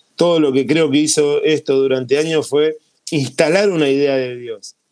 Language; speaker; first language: Spanish; native; Spanish